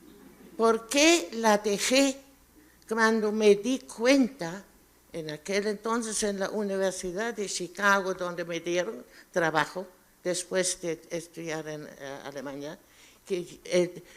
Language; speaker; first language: Spanish; non-native, fluent; German